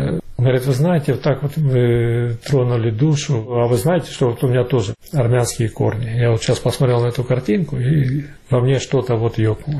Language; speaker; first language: Russian; native; Russian